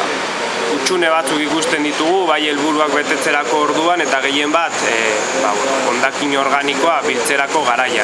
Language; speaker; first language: Basque; native; Basque